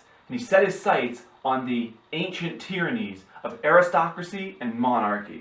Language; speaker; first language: English; native; English